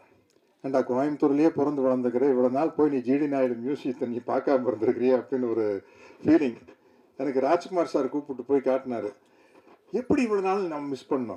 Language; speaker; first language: Tamil; native; Tamil